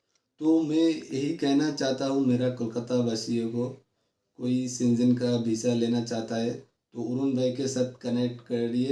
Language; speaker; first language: Hindi; non-native, local second language; Bangla